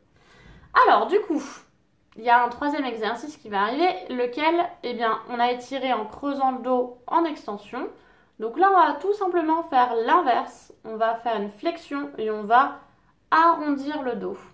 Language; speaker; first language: French; native; French